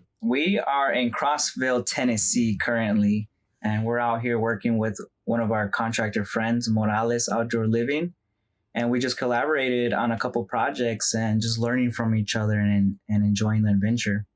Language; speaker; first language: English; early bilingual, other home language; Spanish